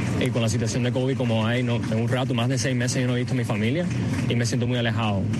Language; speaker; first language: Spanish; early bilingual, heritage; Spanish